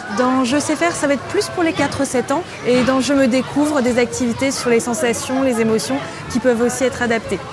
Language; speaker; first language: French; native; French